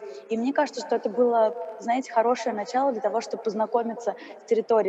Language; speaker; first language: Russian; native; Russian